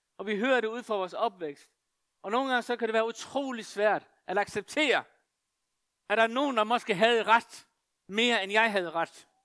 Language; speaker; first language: Danish; non-native, local second language; Faroese